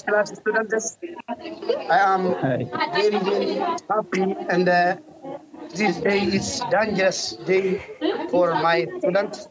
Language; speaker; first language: English; non-native, learner; Oromo